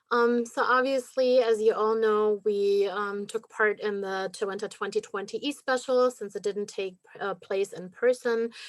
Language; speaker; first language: English; non-native, fluent; German